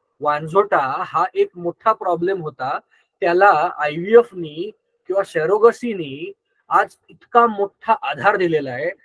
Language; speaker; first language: Marathi; non-native, local second language; Gujarati